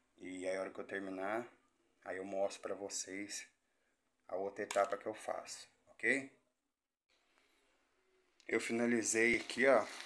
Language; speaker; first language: Portuguese; native; Portuguese